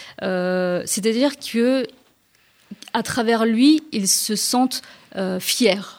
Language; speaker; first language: French; early bilingual, other home language; Turkish